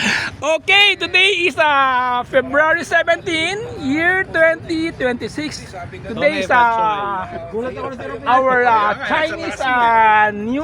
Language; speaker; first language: English; non-native, local second language; Filipino